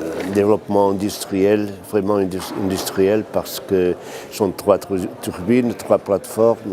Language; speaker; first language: French; non-native, fluent; Portuguese